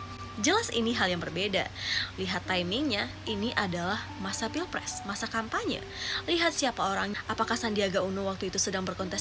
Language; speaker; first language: Indonesian; native; Indonesian